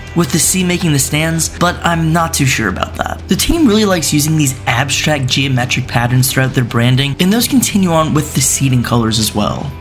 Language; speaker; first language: English; native; English